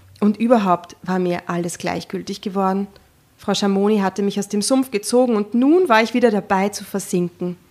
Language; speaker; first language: German; early bilingual, other home language; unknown